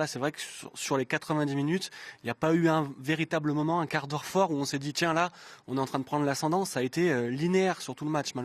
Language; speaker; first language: French; native; French